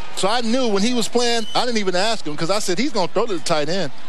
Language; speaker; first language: English; native; English